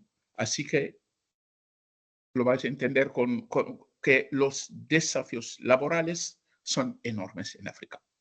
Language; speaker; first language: Spanish; non-native, fluent; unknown